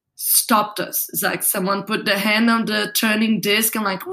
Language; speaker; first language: English; non-native, fluent; Portuguese